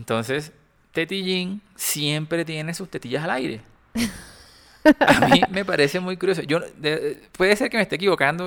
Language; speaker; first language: Spanish; native; Spanish